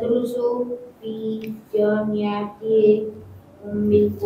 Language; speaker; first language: Arabic; non-native, learner; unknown